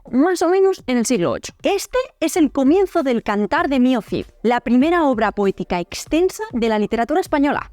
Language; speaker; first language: Spanish; native; Spanish